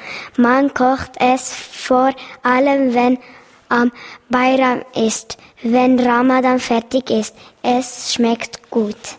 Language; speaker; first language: German; early bilingual, other home language; Turkish